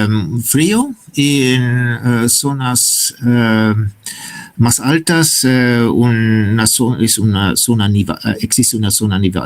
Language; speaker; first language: Spanish; non-native, fluent; German